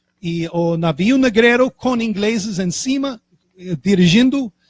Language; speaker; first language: Portuguese; non-native, fluent; English